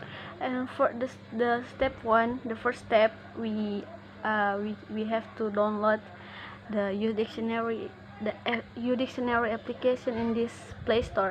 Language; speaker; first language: English; non-native, learner; Indonesian